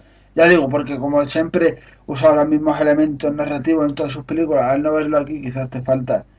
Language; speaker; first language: Spanish; native; Spanish